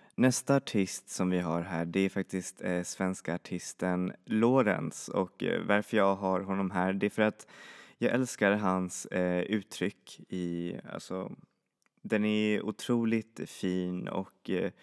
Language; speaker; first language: Swedish; native; Swedish